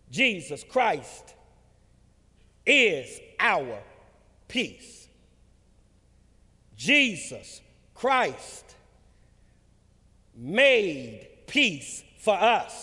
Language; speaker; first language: English; native; English